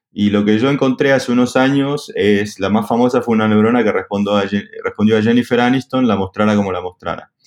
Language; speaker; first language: Spanish; native; Spanish